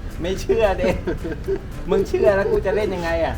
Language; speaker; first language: Thai; native; Thai